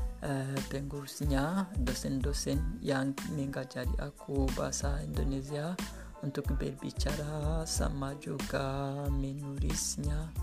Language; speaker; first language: Indonesian; non-native, learner; Kinyarwanda